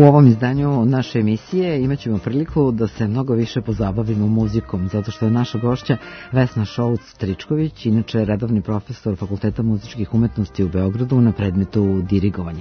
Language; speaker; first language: Serbian; native; Serbian